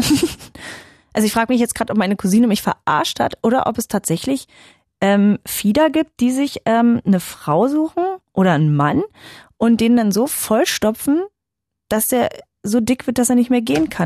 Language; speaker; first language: German; native; German